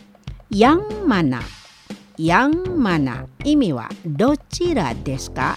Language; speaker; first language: Japanese; non-native, fluent; Indonesian